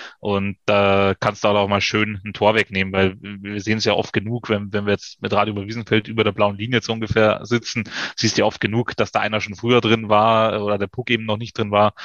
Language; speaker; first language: German; native; German